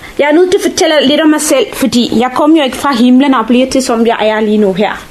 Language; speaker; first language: Danish; non-native, fluent; Tamil